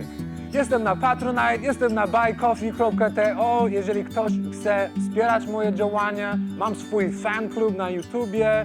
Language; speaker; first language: Polish; non-native, learner; English